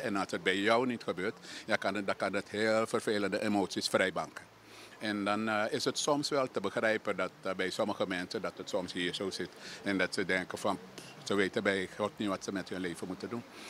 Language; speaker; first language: Dutch; native; Dutch